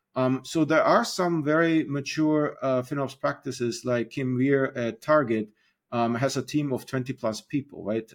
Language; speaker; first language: English; non-native, fluent; German